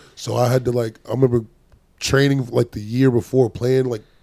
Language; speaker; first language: English; native; English